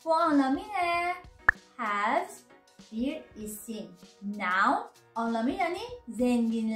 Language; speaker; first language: Turkish; non-native, learner; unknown